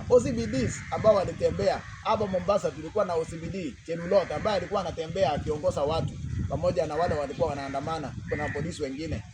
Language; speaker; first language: Swahili; non-native, local second language; Kalenjin